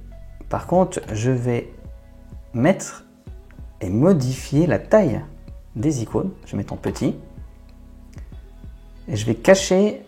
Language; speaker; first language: French; native; French